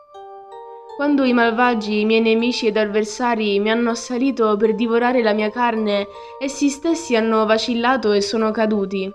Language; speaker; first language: Italian; native; Italian